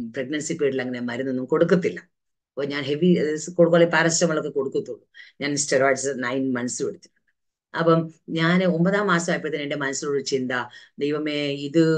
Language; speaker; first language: Malayalam; early bilingual, heritage; Malayalam